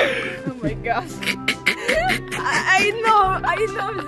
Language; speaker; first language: English; non-native, learner; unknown